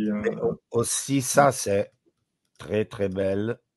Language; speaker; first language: French; non-native, learner; Italian